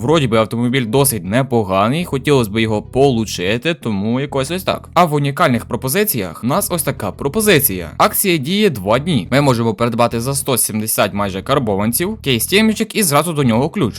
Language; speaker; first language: Ukrainian; native; Ukrainian